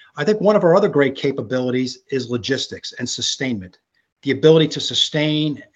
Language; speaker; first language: English; native; English